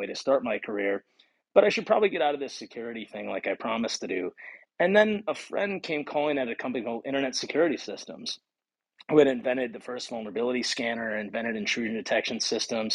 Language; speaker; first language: English; native; English